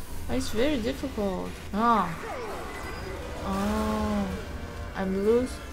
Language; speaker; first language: English; non-native, learner; Korean